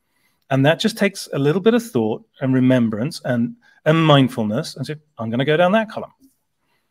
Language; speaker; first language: English; native; English